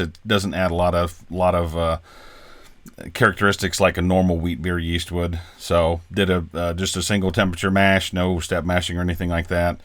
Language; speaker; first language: English; native; English